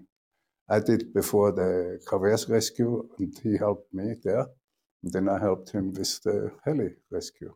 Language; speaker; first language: English; non-native, fluent; German